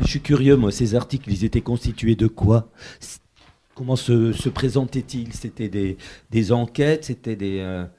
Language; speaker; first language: French; native; French